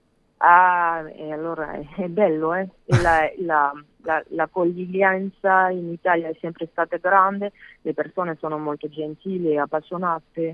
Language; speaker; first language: Italian; non-native, learner; French